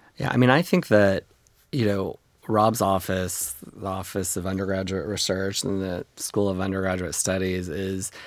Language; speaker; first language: English; native; English